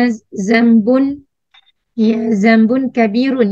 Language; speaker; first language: Arabic; non-native, learner; Indonesian